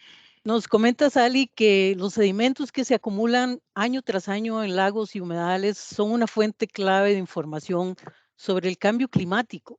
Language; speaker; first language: Spanish; native; Spanish